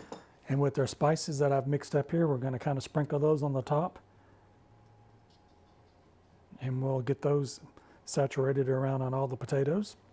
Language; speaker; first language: English; native; English